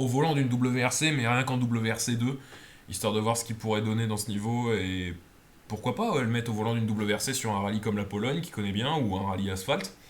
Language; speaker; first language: French; native; French